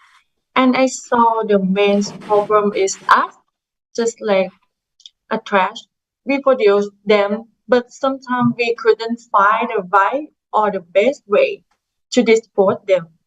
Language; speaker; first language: English; non-native, learner; Thai